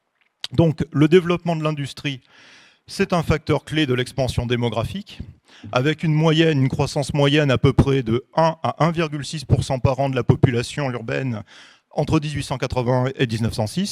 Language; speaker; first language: French; native; French